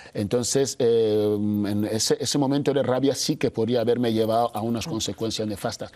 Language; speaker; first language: Spanish; non-native, local second language; Fang